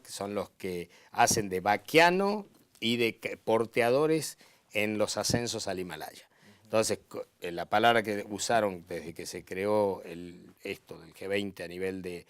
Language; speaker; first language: Spanish; native; Spanish